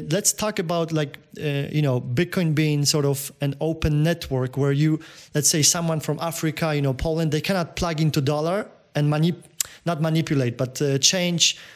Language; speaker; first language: English; non-native, fluent; Polish